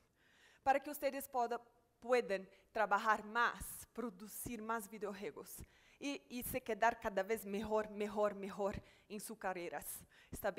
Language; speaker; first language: Spanish; non-native, fluent; Portuguese